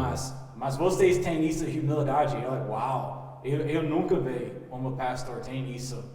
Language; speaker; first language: Portuguese; non-native, learner; English